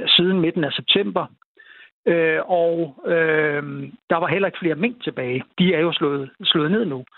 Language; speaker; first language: Danish; native; Danish